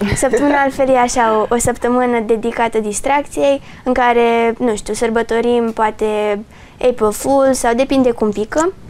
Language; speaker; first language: Romanian; early bilingual, other home language; English